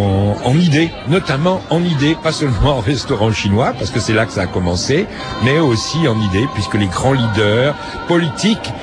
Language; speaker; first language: French; native; French